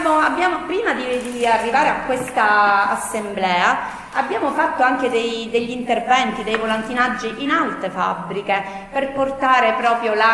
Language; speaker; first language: Italian; native; Italian